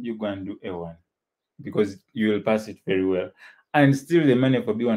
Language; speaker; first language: English; non-native, local second language; Ganda